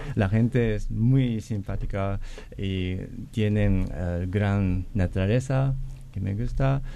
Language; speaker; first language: Spanish; non-native, learner; Japanese